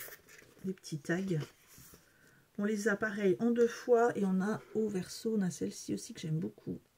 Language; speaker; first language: French; native; French